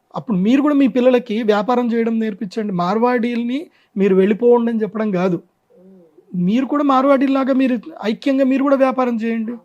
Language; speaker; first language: Telugu; non-native, local second language; Marwari